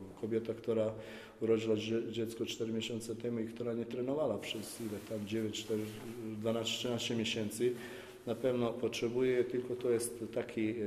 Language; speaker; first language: Polish; non-native, fluent; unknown